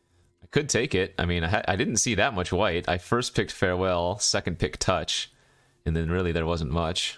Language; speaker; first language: English; native; English